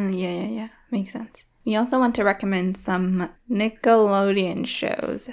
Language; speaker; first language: English; early bilingual, other home language; Japanese